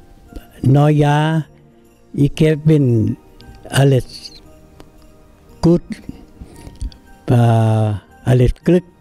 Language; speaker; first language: German; non-native, learner; Thai